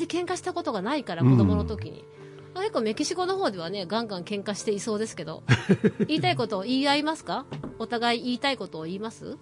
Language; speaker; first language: Japanese; native; Japanese